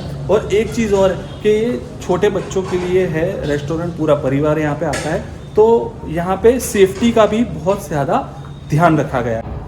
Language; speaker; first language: Hindi; native; Hindi